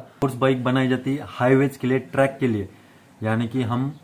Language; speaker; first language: Hindi; non-native, local second language; Marathi